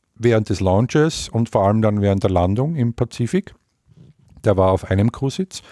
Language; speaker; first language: German; native; German